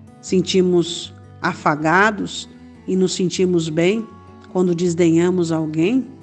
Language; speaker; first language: Portuguese; native; Portuguese